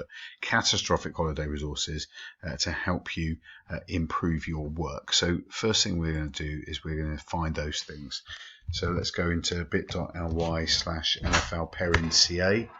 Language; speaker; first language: English; native; English